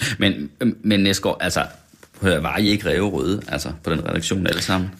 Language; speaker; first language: Danish; native; Danish